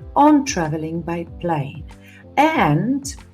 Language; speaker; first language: English; non-native, fluent; Polish